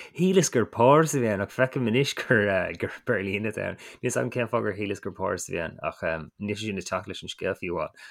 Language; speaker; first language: Irish; native; Irish